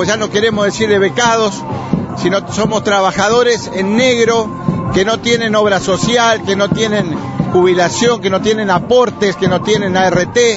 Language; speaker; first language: Spanish; native; Spanish